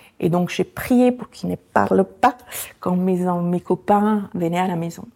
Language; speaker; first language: French; non-native, fluent; Italian